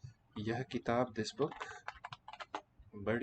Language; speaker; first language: Hindi; non-native, learner; English